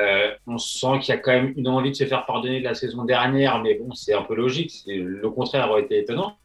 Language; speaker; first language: French; native; French